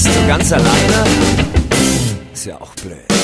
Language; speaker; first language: German; native; German